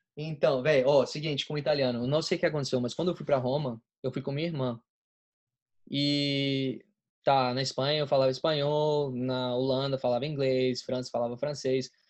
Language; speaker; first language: Portuguese; non-native, fluent; Spanish